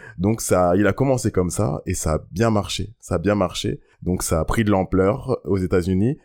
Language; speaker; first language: French; early bilingual, other home language; Lingala